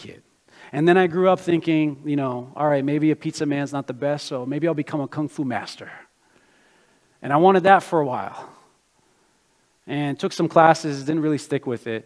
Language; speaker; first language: English; native; English